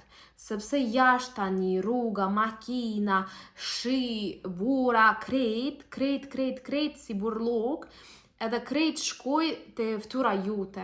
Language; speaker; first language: Albanian; non-native, learner; Russian